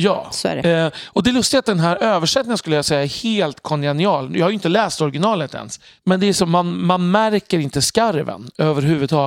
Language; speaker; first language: Swedish; native; Swedish